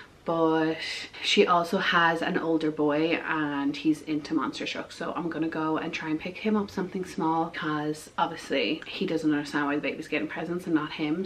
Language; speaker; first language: English; native; English